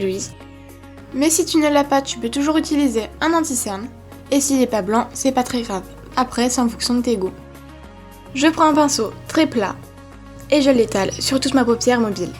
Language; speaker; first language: French; native; French